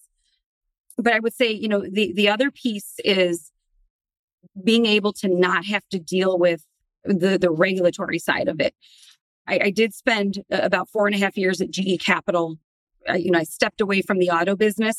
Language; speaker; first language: English; native; English